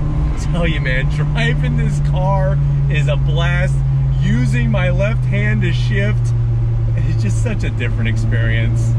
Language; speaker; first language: English; native; English